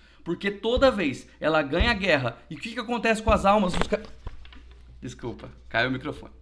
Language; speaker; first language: Portuguese; native; Portuguese